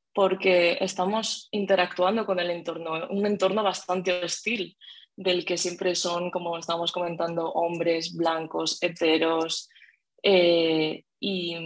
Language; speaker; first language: Spanish; native; Spanish